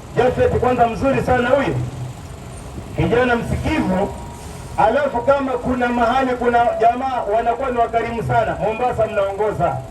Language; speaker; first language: Swahili; non-native, local second language; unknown